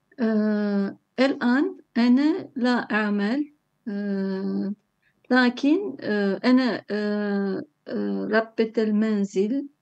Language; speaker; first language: Arabic; non-native, learner; Turkish